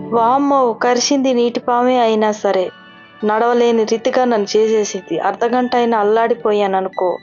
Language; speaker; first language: Telugu; non-native, local second language; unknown